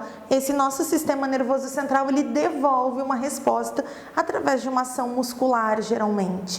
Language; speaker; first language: Portuguese; native; Portuguese